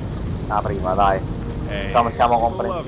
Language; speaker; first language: Italian; native; Italian